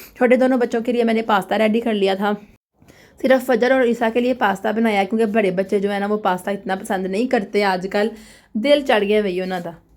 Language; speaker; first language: Urdu; non-native, local second language; Punjabi